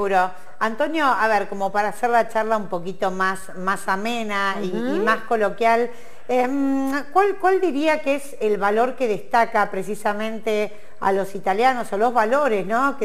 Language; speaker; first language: Spanish; native; Spanish